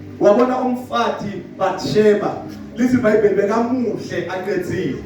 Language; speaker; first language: Zulu; non-native, local second language; Swati